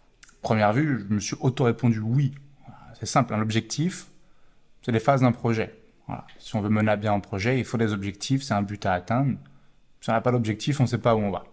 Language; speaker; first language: French; native; French